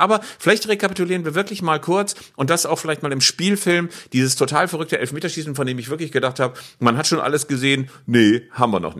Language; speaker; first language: German; native; German